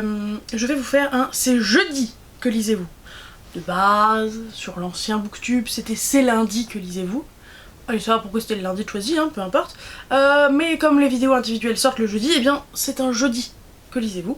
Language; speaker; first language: French; native; French